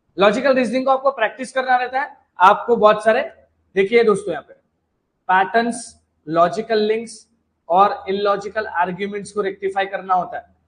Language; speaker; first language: Hindi; non-native, local second language; Marathi